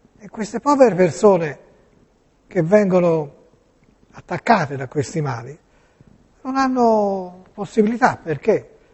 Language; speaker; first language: Italian; native; Italian